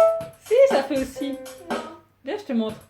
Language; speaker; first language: French; native; French